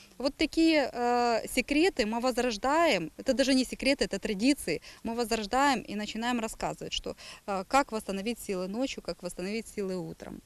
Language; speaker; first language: Russian; native; Russian